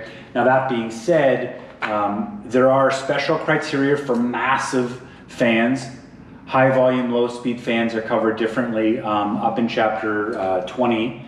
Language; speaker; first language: English; native; English